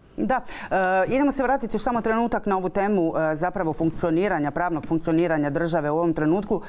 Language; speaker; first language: Croatian; native; Croatian